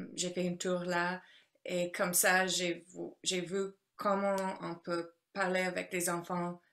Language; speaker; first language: French; non-native, learner; English